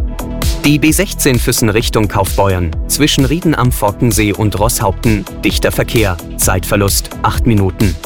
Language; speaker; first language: German; native; German